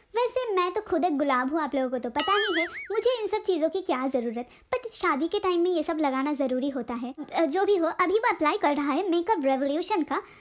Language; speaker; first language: Hindi; non-native, local second language; Bangla